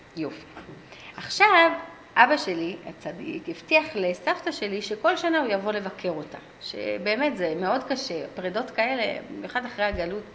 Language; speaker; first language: Hebrew; early bilingual, other home language; English